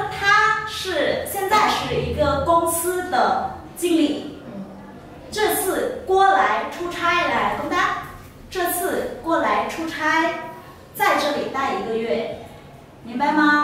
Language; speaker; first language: Chinese; non-native, fluent; Vietnamese